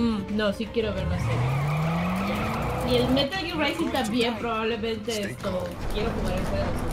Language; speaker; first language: Spanish; native; Spanish